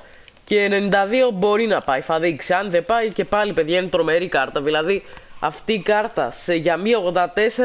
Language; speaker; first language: Greek; native; Greek